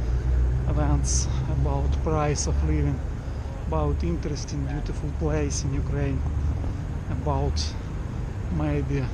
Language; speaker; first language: English; non-native, learner; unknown